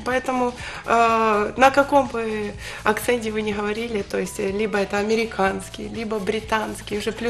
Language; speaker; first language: Russian; native; Russian